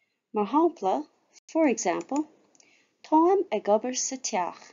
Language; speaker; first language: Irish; non-native, local second language; English